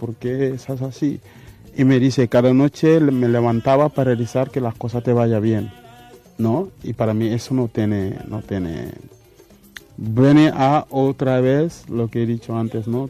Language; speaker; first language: Spanish; non-native, fluent; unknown